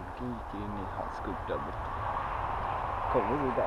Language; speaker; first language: Swedish; native; Swedish